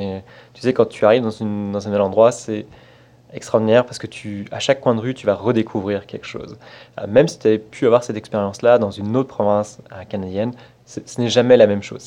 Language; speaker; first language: French; native; French